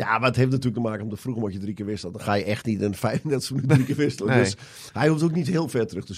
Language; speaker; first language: Dutch; native; Dutch